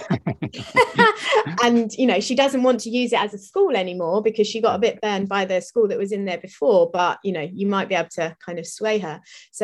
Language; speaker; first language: English; native; English